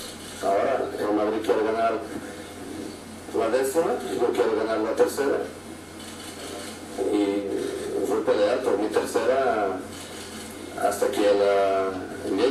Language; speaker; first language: Spanish; non-native, fluent; Portuguese